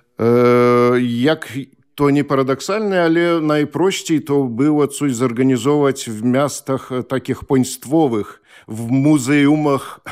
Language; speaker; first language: Polish; non-native, fluent; Belarusian